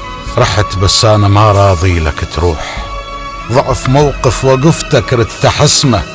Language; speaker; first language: Arabic; native; Arabic